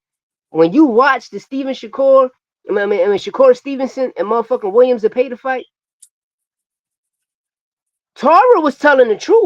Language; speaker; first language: English; native; English